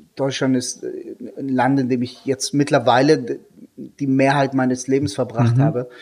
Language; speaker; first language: German; non-native, fluent; Hebrew